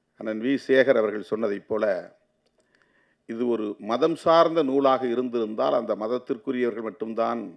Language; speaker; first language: Tamil; native; Tamil